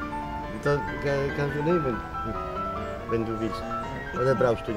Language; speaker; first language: German; non-native, learner; Polish